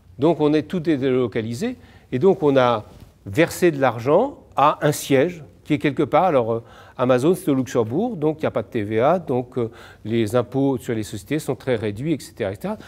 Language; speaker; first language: French; native; French